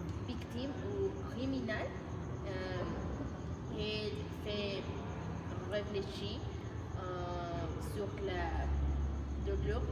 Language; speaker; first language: French; non-native, learner; Spanish